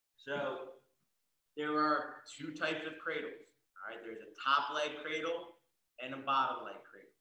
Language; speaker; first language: English; native; English